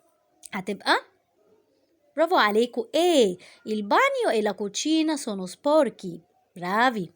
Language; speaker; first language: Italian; non-native, fluent; Arabic